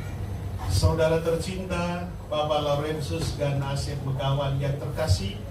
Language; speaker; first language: Indonesian; native; Indonesian